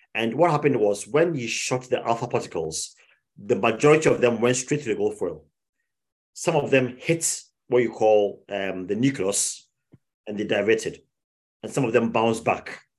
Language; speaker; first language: English; non-native, local second language; Akan